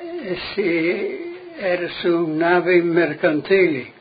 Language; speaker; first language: Italian; non-native, local second language; Friulian